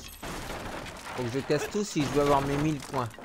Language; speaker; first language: French; native; French